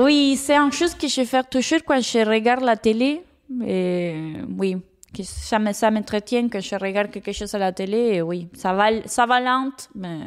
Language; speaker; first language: French; non-native, fluent; Spanish